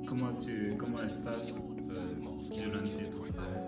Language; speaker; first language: Spanish; non-native, learner; French